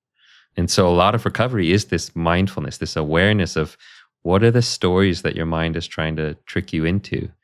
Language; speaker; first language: English; native; English